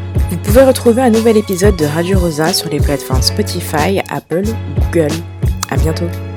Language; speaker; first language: French; native; French